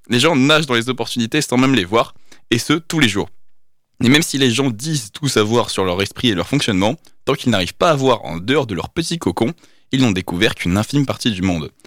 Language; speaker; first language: French; native; French